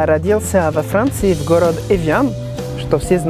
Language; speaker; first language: Russian; non-native, fluent; French